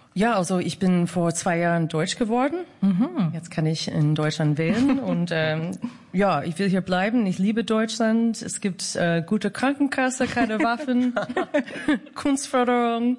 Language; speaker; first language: German; non-native, fluent; English